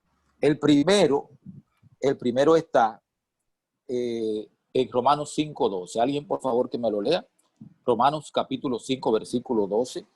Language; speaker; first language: Spanish; native; Spanish